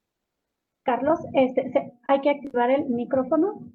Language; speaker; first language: Spanish; native; Spanish